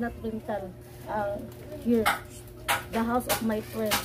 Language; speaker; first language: English; non-native, learner; Cebuano